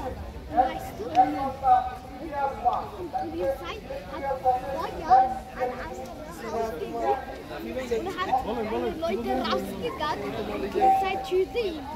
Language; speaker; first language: German; non-native, learner; Bangla